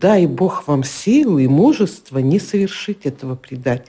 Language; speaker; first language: Polish; non-native, learner; Russian